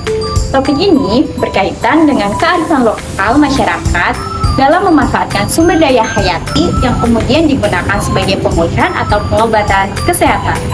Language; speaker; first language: Indonesian; native; Indonesian